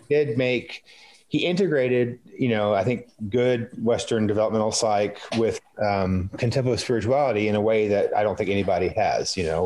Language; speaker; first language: English; native; English